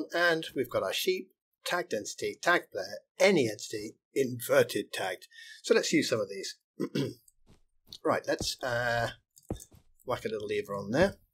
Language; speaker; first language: English; native; English